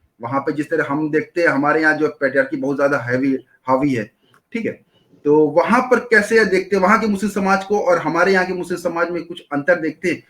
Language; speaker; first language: Hindi; native; Hindi